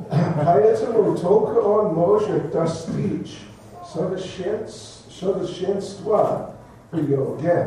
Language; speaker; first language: Russian; non-native, learner; English